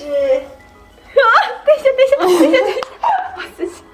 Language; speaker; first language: Chinese; non-native, fluent; Mongolian